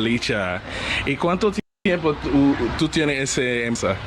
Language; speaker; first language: Spanish; non-native, learner; English